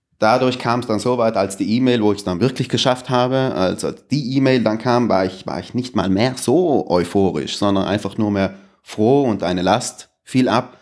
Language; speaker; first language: German; native; German